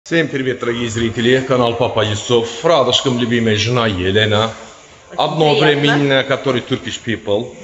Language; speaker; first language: Russian; non-native, learner; Turkish